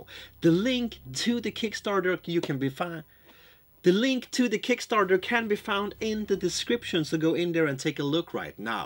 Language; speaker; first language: English; non-native, fluent; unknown